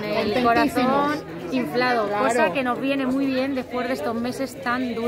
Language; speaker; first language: Spanish; native; Spanish